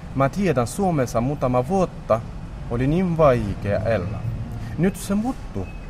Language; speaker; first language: Finnish; non-native, learner; Romany